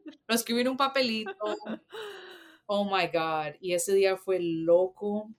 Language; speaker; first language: Spanish; early bilingual, heritage; Spanish